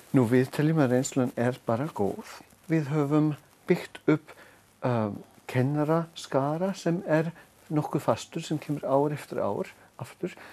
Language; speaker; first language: Icelandic; non-native, fluent; German